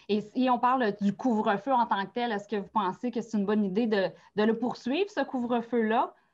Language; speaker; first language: French; native; French